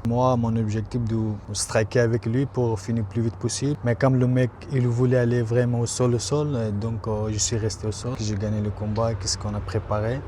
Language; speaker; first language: French; non-native, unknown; Persian